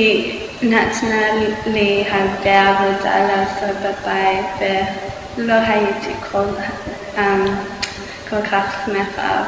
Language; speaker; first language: Hebrew; non-native, learner; English